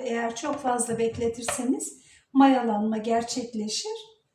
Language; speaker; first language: Turkish; native; Turkish